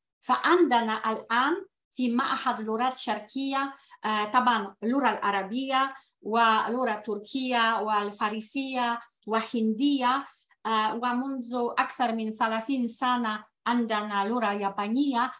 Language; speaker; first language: Arabic; non-native, fluent; Polish